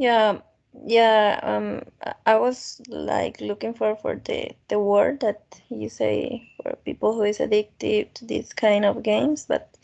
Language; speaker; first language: English; non-native, fluent; Spanish